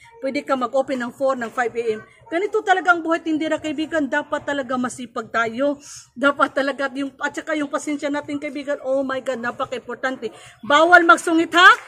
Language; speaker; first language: Filipino; non-native, local second language; Cebuano